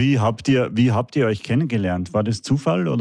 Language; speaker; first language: German; non-native, fluent; Serbian